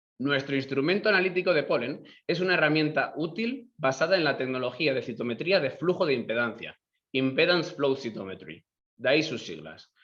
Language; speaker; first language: Spanish; native; Spanish